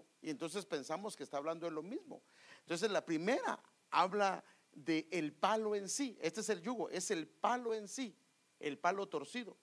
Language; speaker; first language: Spanish; native; Spanish